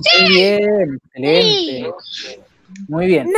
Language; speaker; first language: Spanish; native; Spanish